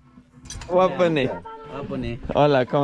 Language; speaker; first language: Spanish; non-native, learner; Arabic